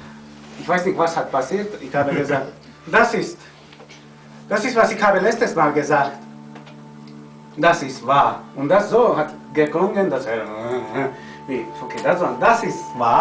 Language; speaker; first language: German; non-native, learner; Slovak